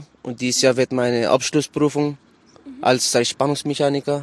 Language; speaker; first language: German; non-native, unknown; Arabic